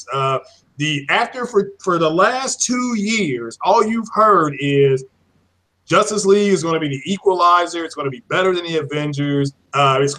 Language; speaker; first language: English; native; English